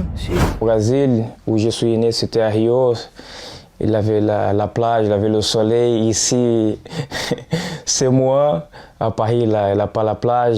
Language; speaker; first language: French; non-native, fluent; Portuguese